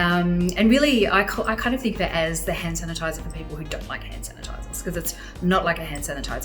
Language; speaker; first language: English; native; English